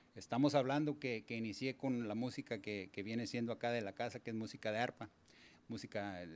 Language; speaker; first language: Spanish; early bilingual, heritage; Spanish